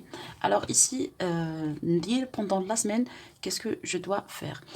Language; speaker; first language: French; non-native, local second language; Arabic